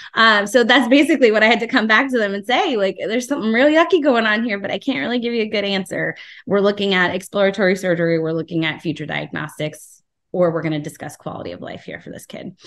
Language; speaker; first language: English; native; English